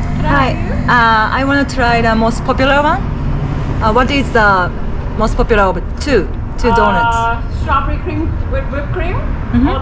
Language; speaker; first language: English; non-native, learner; Japanese